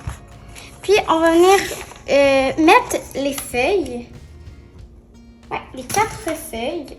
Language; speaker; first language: French; native; French